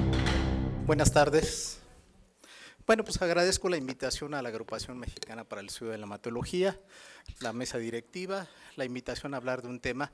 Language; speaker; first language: Spanish; native; Spanish